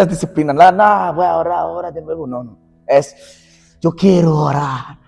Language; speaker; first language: Spanish; non-native, fluent; Portuguese